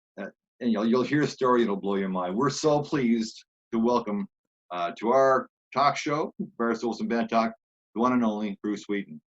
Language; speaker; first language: English; native; English